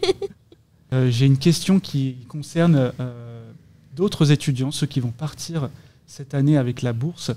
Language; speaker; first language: French; native; French